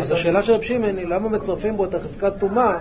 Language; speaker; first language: Hebrew; native; Hebrew